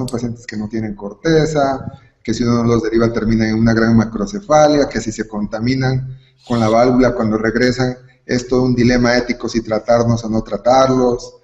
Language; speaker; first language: Spanish; native; Spanish